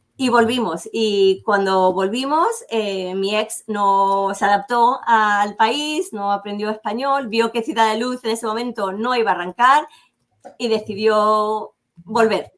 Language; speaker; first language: Spanish; native; Spanish